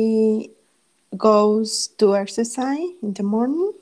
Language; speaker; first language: English; non-native, learner; Spanish